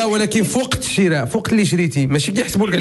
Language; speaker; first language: Arabic; native; Arabic